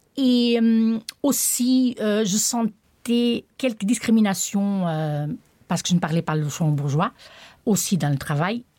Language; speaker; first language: French; non-native, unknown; Portuguese